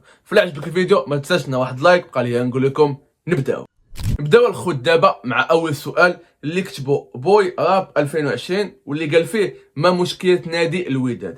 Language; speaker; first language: Arabic; native; Arabic